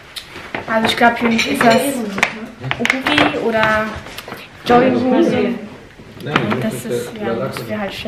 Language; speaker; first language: German; early bilingual, heritage; Filipino